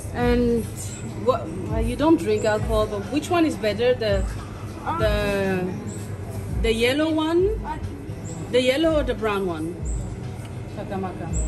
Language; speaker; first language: English; non-native, fluent; French